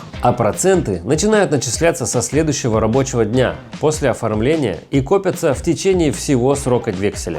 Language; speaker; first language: Russian; native; Russian